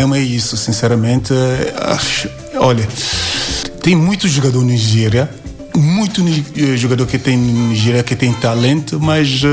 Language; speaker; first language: Portuguese; non-native, learner; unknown